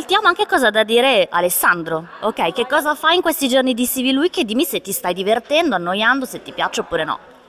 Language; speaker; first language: Italian; native; Italian